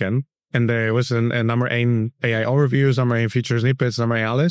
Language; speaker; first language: Dutch; non-native, learner; Spanish